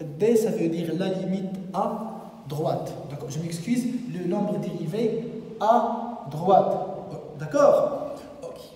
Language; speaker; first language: French; non-native, local second language; Arabic